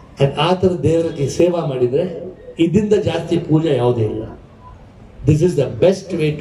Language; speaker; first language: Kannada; non-native, local second language; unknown